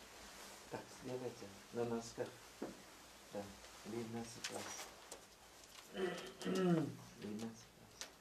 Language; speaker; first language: Russian; non-native, learner; Thai